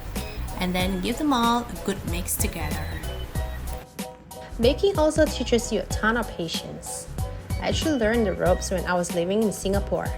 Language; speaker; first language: English; non-native, local second language; Indonesian